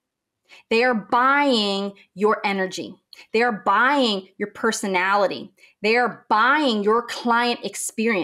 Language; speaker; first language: English; native; English